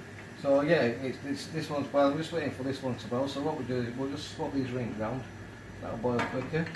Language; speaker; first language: English; native; English